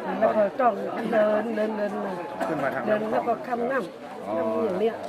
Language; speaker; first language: Thai; non-native, learner; Shan